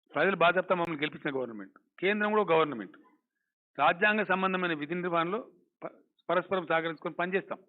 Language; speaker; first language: Telugu; native; Telugu